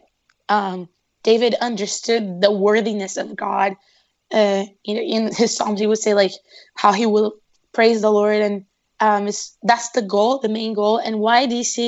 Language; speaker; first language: English; non-native, fluent; Portuguese